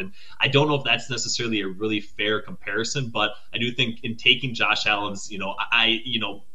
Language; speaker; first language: English; native; English